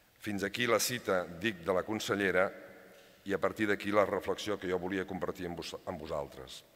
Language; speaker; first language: Catalan; native; Catalan